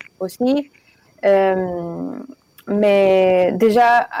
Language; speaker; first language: French; non-native, fluent; Spanish